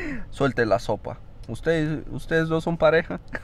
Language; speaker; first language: Spanish; early bilingual, heritage; Spanish